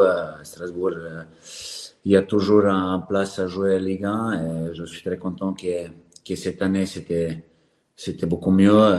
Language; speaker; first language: French; non-native, learner; Serbian